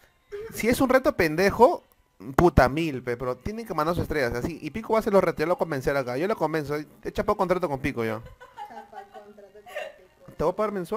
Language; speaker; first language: Spanish; native; Spanish